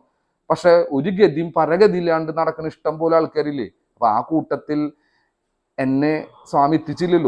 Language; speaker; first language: Malayalam; native; Malayalam